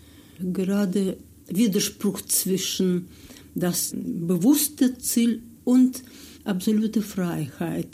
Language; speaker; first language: German; non-native, fluent; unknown